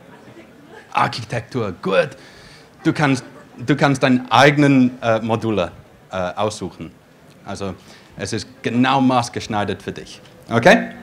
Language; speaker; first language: German; non-native, fluent; English